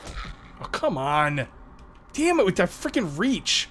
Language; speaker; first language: English; native; English